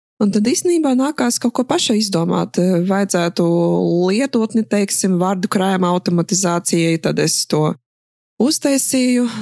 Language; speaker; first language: Latvian; non-native, local second language; Russian